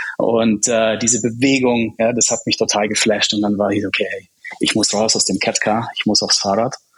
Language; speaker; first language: German; early bilingual, other home language; Czech